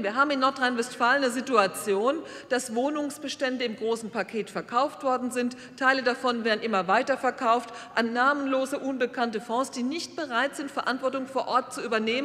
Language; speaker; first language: German; native; German